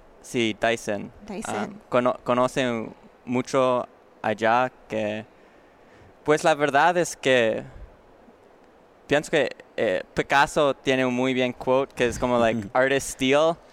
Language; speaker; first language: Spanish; non-native, learner; English